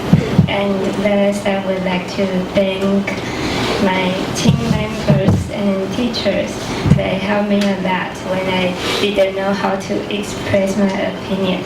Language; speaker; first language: English; non-native, learner; Chinese